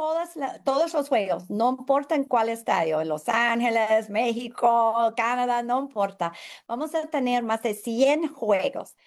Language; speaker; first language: Spanish; non-native, fluent; English